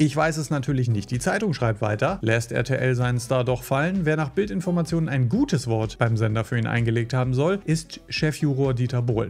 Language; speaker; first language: German; native; German